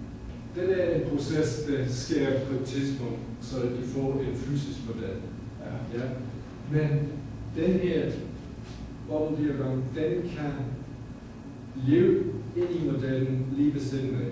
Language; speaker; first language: Danish; non-native, fluent; English